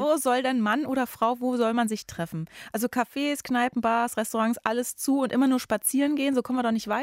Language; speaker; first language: German; native; German